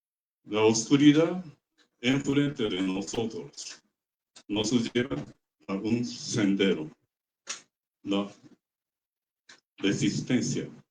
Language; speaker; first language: Spanish; non-native, learner; Japanese